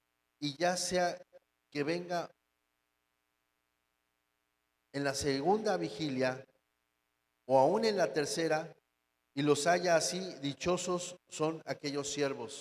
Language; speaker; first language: Spanish; native; Spanish